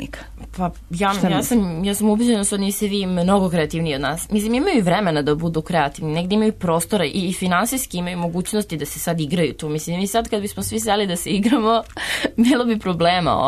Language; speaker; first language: Serbian; native; Serbian